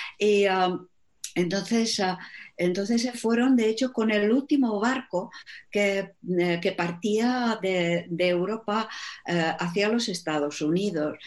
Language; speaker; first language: Spanish; non-native, fluent; Czech